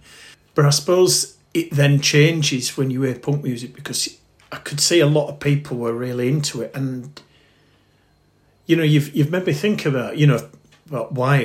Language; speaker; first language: English; native; English